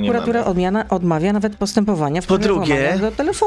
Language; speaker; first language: Polish; native; Polish